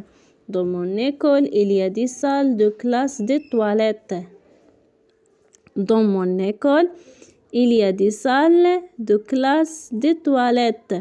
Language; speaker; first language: French; non-native, local second language; Arabic